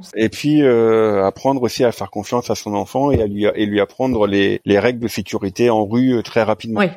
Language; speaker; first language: French; native; French